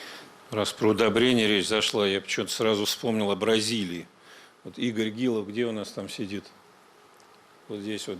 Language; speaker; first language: Russian; native; Russian